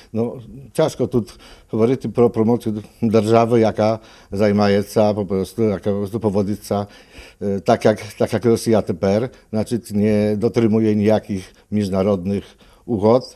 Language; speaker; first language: Polish; non-native, learner; Ukrainian